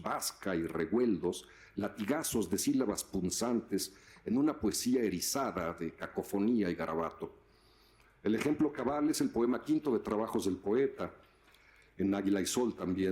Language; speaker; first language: Spanish; native; Spanish